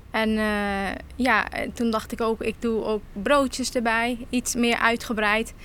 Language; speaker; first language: Dutch; non-native, fluent; Turkish